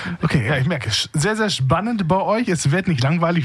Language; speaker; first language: German; native; German